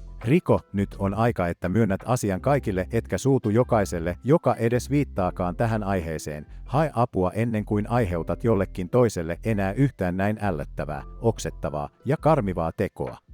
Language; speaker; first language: Finnish; native; Finnish